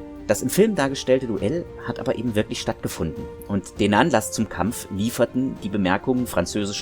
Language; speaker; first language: German; native; German